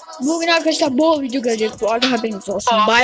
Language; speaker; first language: Turkish; native; Turkish